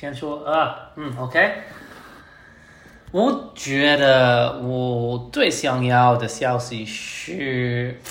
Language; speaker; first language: Chinese; non-native, learner; English